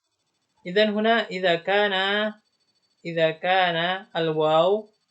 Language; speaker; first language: Arabic; non-native, learner; Indonesian